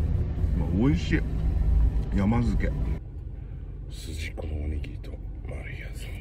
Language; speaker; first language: Japanese; native; Japanese